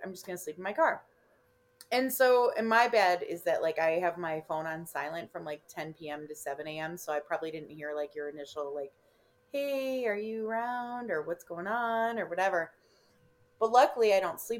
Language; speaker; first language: English; native; English